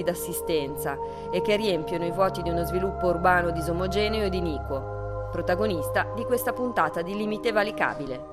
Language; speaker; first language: Italian; native; Italian